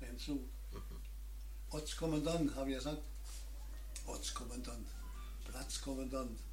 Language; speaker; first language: Norwegian; non-native, learner; German